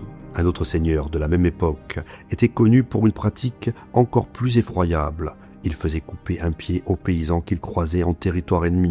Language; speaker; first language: French; native; French